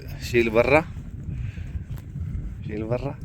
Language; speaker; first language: Arabic; non-native, learner; Malayalam